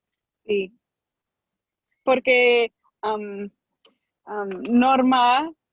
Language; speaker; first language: Spanish; non-native, learner; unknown